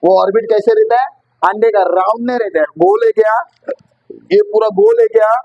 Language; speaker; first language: Hindi; non-native, local second language; Marathi